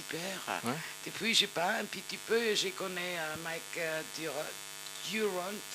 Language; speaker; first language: French; non-native, fluent; German